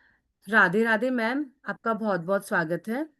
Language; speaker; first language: Hindi; native; Hindi